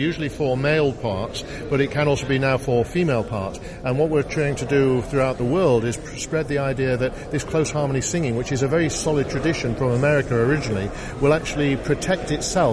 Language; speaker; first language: English; native; English